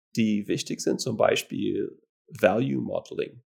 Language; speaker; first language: German; non-native, fluent; English